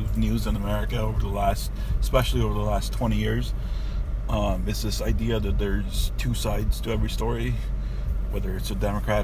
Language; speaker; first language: English; early bilingual, other home language; Urdu